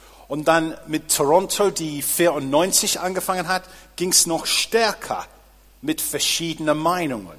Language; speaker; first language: German; non-native, fluent; English